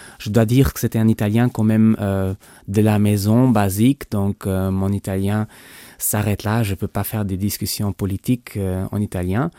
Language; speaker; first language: French; non-native, local second language; Luxembourgish